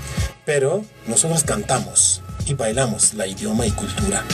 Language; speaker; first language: Spanish; non-native, learner; Kurdish